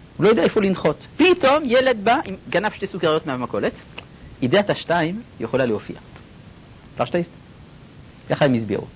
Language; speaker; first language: Hebrew; non-native, fluent; French